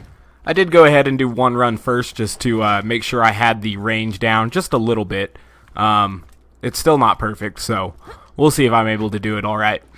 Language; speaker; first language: English; native; English